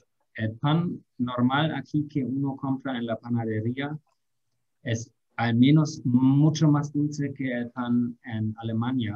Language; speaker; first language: Spanish; non-native, fluent; German